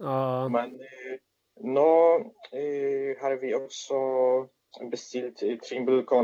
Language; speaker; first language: Swedish; non-native, fluent; Polish